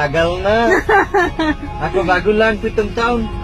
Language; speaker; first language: Filipino; non-native, learner; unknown